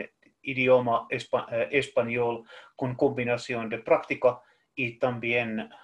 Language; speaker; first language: Spanish; non-native, fluent; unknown